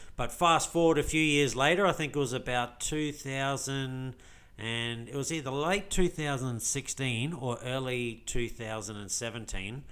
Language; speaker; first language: English; native; English